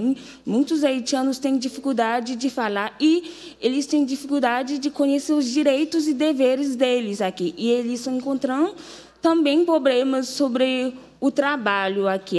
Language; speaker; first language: Portuguese; non-native, fluent; Haitian Creole